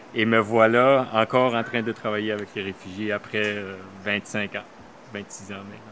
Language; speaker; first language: French; native; French